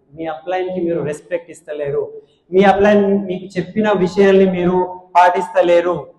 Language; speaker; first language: Telugu; non-native, local second language; Hindi